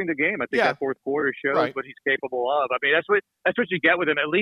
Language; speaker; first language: English; native; English